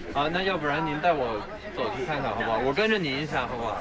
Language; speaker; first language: Chinese; non-native, fluent; English